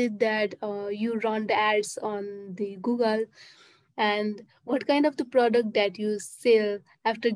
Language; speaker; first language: English; non-native, local second language; Nepali